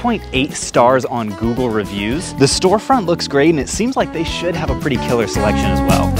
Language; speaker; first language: English; native; English